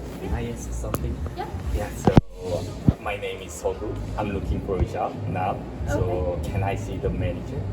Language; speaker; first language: English; non-native, learner; Korean